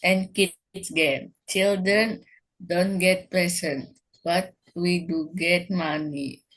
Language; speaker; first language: English; non-native, learner; Indonesian